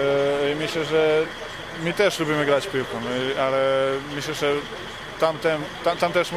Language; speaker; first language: Polish; non-native, learner; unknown